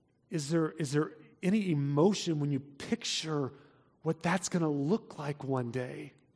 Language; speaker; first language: English; native; English